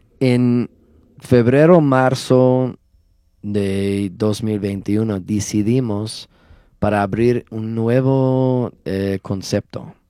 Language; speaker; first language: Spanish; non-native, learner; English